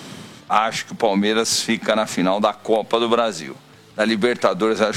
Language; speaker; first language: Portuguese; native; Portuguese